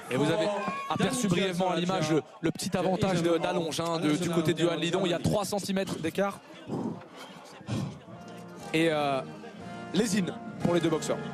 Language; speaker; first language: French; native; French